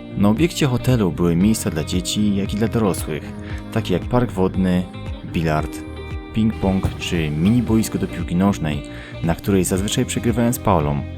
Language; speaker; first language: Polish; native; Polish